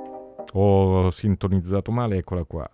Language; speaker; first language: Italian; native; Italian